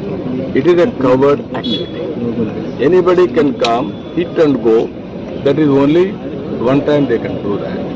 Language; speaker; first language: English; non-native, local second language; Telugu